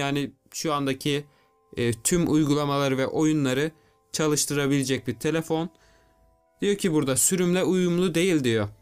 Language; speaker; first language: Turkish; native; Turkish